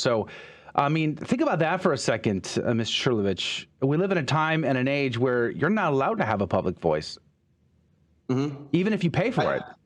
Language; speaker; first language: English; native; English